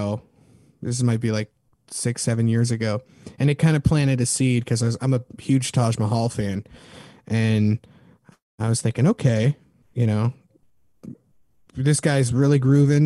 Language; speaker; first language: English; native; English